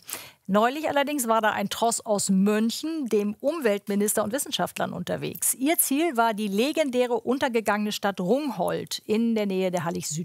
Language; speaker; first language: German; native; German